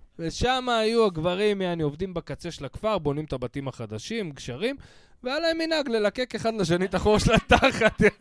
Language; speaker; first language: Hebrew; native; Hebrew